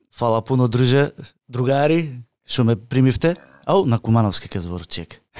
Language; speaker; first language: Macedonian; native; Macedonian